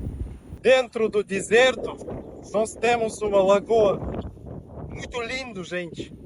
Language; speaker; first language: Portuguese; non-native, learner; Russian